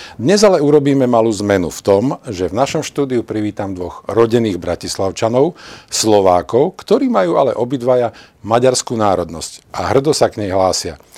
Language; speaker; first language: Slovak; native; Slovak